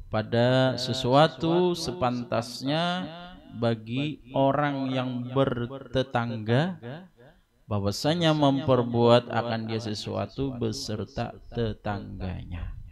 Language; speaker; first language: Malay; non-native, local second language; Banjar